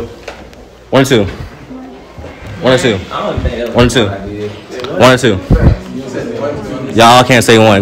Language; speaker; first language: English; native; English